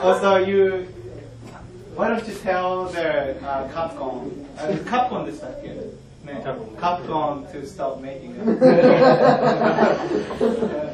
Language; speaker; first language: English; non-native, fluent; Japanese